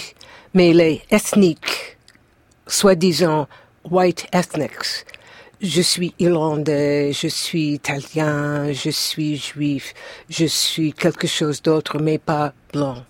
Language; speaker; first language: French; non-native, fluent; English